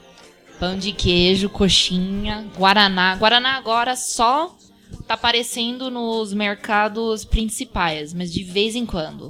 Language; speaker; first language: Portuguese; early bilingual, heritage; Portuguese